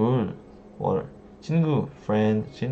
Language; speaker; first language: Korean; non-native, learner; English